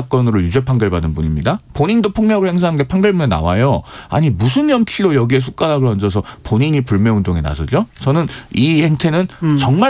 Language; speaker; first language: Korean; native; Korean